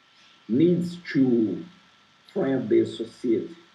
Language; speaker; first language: English; non-native, learner; Portuguese